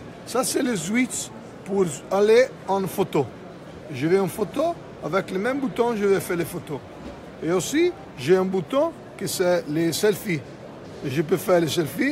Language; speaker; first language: French; non-native, fluent; Italian